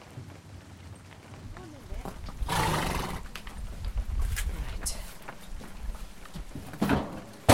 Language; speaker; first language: English; native; English